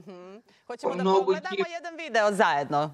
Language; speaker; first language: Serbian; native; Serbian